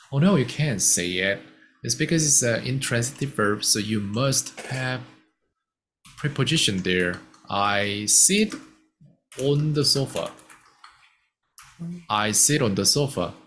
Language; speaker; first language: English; non-native, fluent; Korean